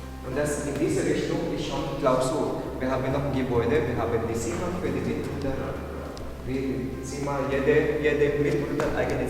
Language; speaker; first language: German; non-native, learner; Filipino